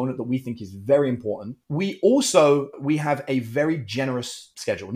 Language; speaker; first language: English; native; English